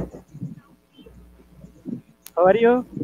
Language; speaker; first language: English; non-native, learner; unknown